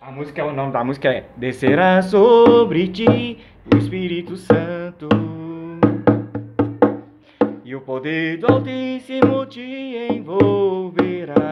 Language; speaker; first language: Portuguese; native; Portuguese